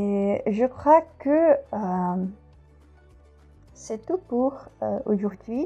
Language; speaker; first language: French; non-native, fluent; Portuguese